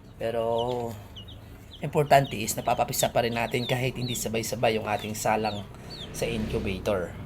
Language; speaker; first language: Filipino; non-native, local second language; Aklanon